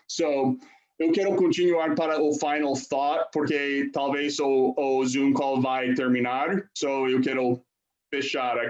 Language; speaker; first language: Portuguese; non-native, fluent; English